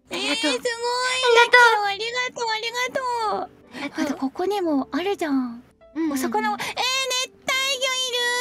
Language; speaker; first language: Japanese; native; Japanese